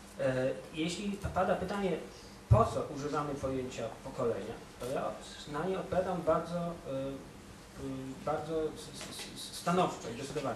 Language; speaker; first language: Polish; native; Polish